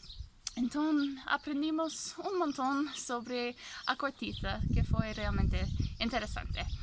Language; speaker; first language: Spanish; non-native, fluent; English